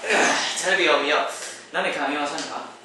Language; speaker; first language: Japanese; non-native, learner; English